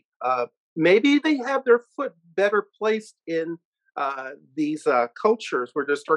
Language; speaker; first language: English; native; English